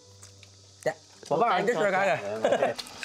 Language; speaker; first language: Chinese; native; Chinese